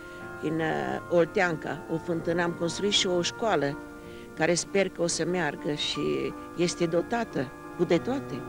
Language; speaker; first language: Romanian; non-native, local second language; Hungarian